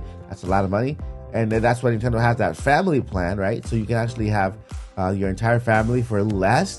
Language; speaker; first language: English; native; English